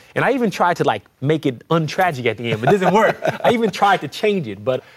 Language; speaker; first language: English; native; English